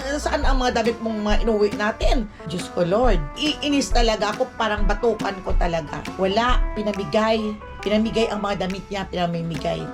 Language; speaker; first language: Filipino; non-native, local second language; Aklanon